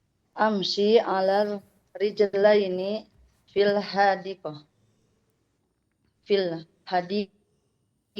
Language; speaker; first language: Arabic; non-native, learner; Indonesian